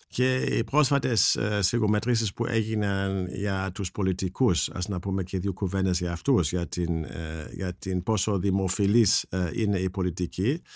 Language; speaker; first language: Greek; non-native, fluent; German